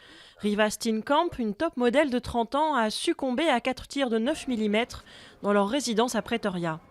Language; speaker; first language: French; native; French